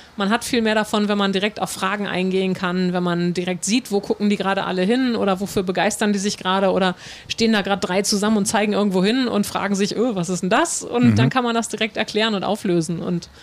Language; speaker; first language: German; native; German